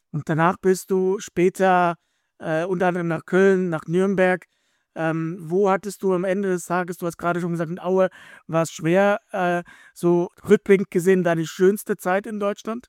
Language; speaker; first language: German; native; German